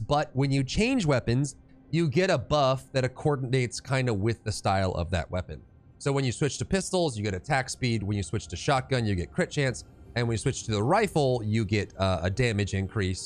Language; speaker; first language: English; native; English